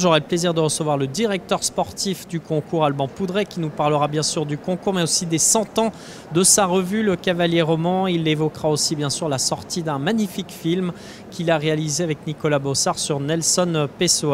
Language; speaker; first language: French; native; French